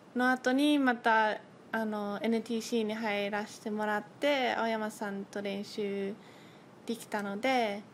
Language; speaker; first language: Japanese; early bilingual, heritage; Japanese